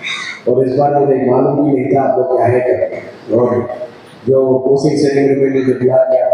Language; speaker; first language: Hindi; non-native, local second language; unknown